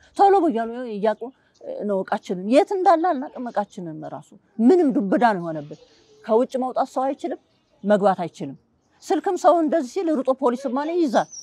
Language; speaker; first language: Amharic; native; Amharic